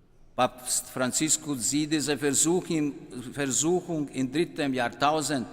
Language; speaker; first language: German; non-native, fluent; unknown